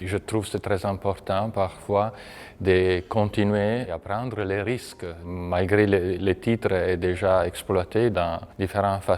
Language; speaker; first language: French; non-native, fluent; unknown